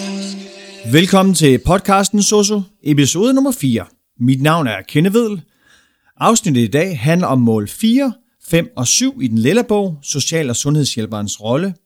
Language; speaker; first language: Danish; native; Danish